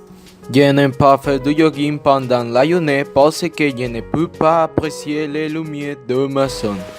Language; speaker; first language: French; non-native, learner; Spanish